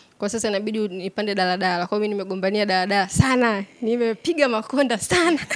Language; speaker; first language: Swahili; native; Swahili